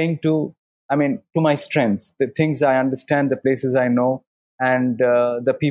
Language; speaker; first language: English; non-native, local second language; Bangla